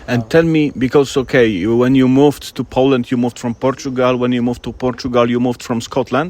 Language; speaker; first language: English; non-native, fluent; Polish